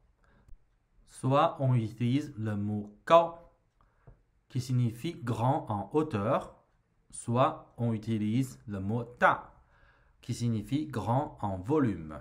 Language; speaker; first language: French; non-native, fluent; Chinese